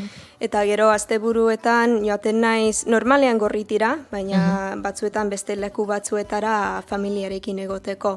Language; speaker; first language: Basque; non-native, learner; English